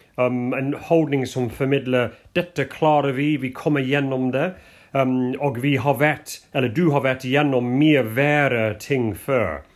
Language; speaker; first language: Norwegian; non-native, fluent; English